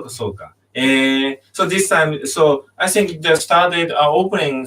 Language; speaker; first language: English; non-native, learner; Japanese